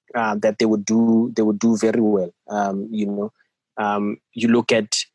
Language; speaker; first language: English; non-native, local second language; Southern Sotho